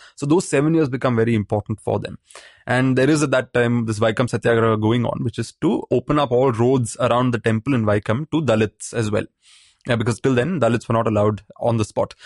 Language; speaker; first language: English; non-native, local second language; Malayalam